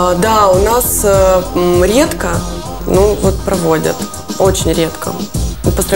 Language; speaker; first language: Russian; native; Russian